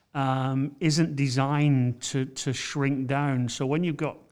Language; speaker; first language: English; native; English